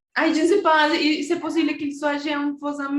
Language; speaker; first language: French; non-native, fluent; Spanish